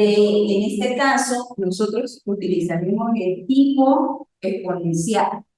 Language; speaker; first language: Spanish; native; Spanish